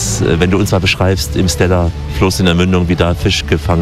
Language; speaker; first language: German; native; German